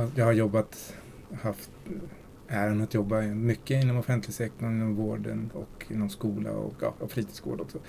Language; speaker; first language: Swedish; early bilingual, other home language; Spanish